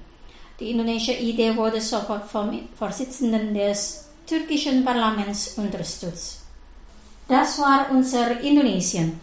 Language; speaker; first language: German; non-native, fluent; Indonesian